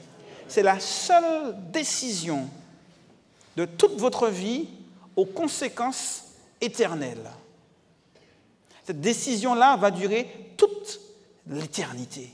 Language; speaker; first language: French; native; French